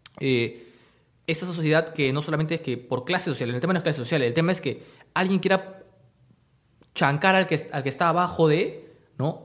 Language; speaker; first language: Spanish; native; Spanish